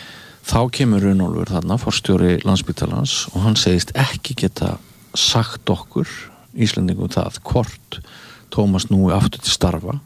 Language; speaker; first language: Icelandic; native; Icelandic